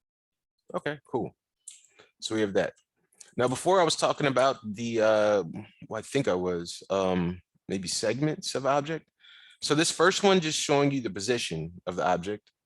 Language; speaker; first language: English; native; English